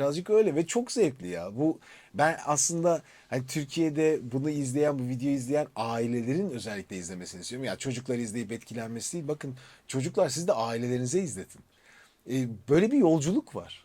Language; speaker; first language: Turkish; native; Turkish